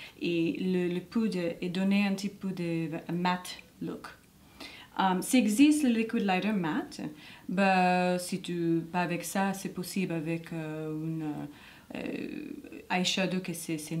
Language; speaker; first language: French; non-native, learner; English